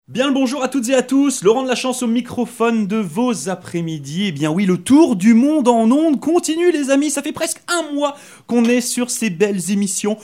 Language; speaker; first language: French; native; French